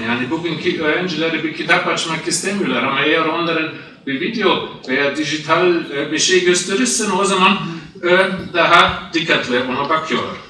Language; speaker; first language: Turkish; non-native, fluent; German